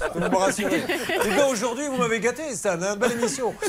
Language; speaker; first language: French; native; French